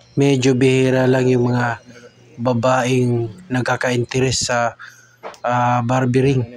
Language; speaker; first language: Filipino; non-native, local second language; Cebuano